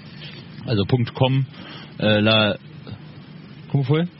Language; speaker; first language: Spanish; non-native, fluent; German